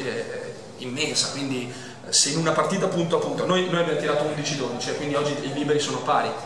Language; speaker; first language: Italian; native; Italian